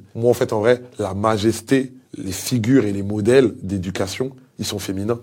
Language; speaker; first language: French; early bilingual, other home language; Lingala